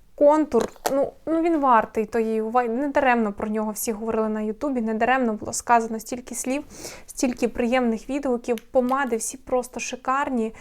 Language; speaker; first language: Ukrainian; non-native, local second language; Russian